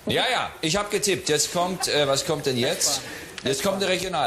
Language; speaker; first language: German; native; German